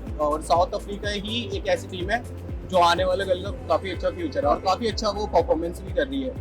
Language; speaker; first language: Hindi; native; Hindi